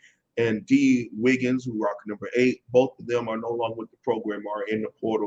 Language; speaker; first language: English; native; English